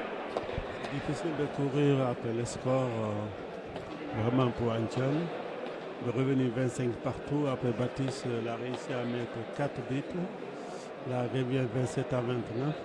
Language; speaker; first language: French; native; French